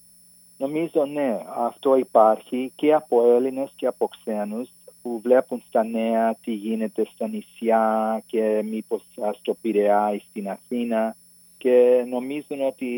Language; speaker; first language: Greek; early bilingual, heritage; Greek